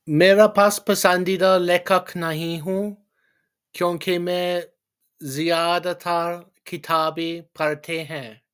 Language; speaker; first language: Hindi; non-native, learner; English